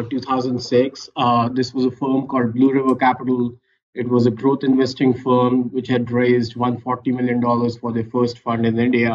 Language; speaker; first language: English; non-native, local second language; Hindi